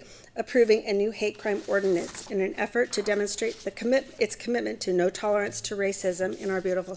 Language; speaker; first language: English; native; English